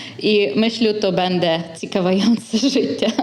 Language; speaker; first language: Polish; non-native, learner; Ukrainian